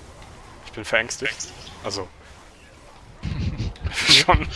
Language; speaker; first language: German; native; German